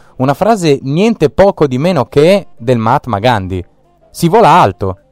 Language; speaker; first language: Italian; native; Italian